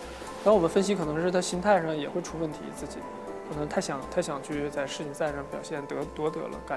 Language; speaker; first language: Chinese; native; Chinese